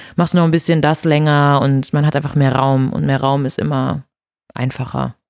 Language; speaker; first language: German; non-native, fluent; Portuguese